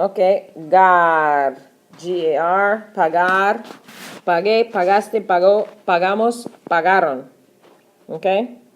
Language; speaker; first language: Spanish; non-native, fluent; English